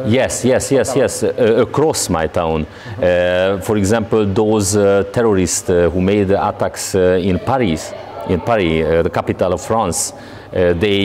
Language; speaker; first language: English; non-native, learner; Hungarian